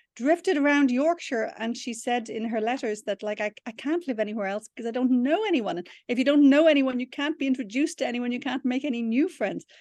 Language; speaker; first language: English; native; English